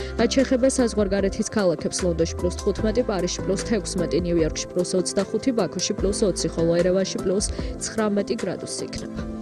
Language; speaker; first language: Georgian; native; Georgian